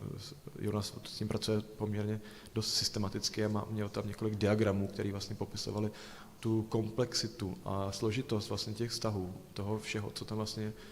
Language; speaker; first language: Czech; native; Czech